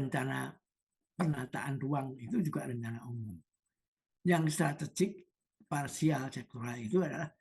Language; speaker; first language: Indonesian; native; Indonesian